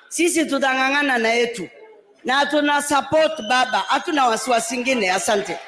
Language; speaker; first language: Swahili; non-native, local second language; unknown